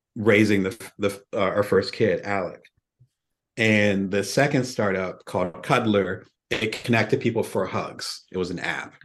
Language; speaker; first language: English; native; English